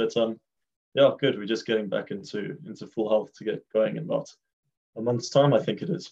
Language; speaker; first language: English; native; English